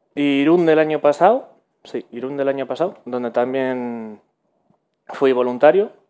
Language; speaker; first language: Spanish; native; Spanish